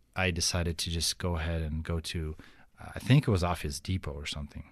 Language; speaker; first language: English; non-native, fluent; Ukrainian